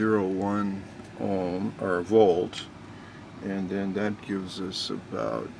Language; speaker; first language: English; native; English